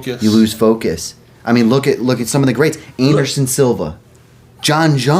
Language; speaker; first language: English; native; English